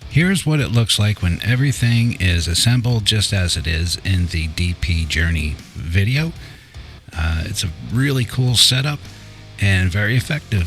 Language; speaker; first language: English; native; English